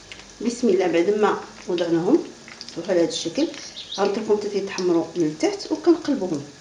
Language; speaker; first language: Arabic; native; Arabic